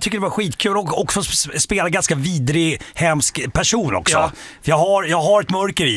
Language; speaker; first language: Swedish; native; Swedish